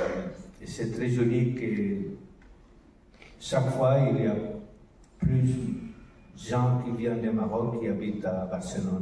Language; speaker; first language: French; non-native, learner; Spanish